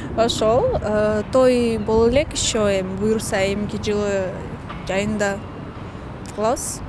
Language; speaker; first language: Kyrgyz; non-native, local second language; Russian